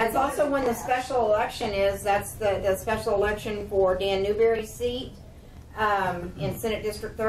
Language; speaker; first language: English; native; English